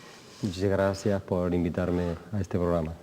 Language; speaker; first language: Spanish; native; Spanish